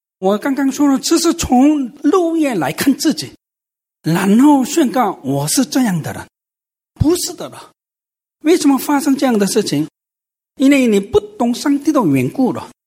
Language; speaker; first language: Chinese; non-native, fluent; Korean